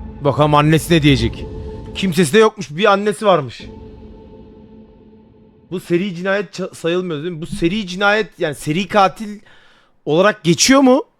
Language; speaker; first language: Turkish; native; Turkish